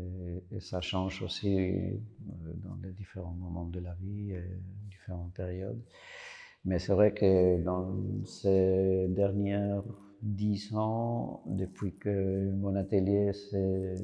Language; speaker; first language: French; non-native, fluent; Spanish